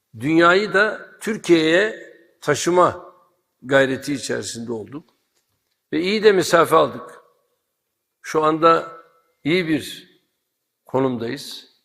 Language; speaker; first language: Turkish; native; Turkish